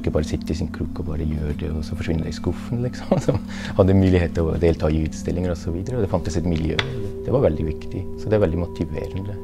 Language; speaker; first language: Norwegian; non-native, fluent; German